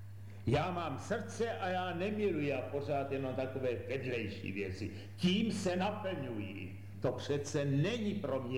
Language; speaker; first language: Czech; native; Czech